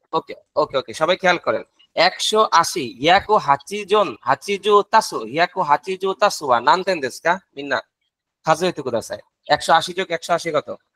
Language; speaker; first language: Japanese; non-native, fluent; Bangla